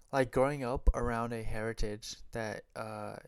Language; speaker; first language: English; native; English